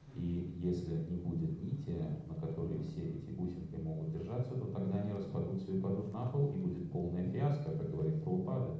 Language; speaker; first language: Russian; native; Russian